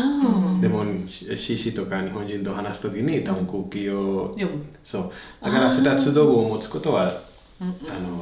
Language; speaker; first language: Japanese; non-native, fluent; Spanish